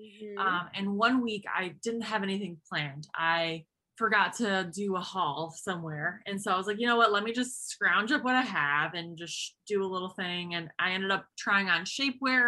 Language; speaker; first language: English; native; English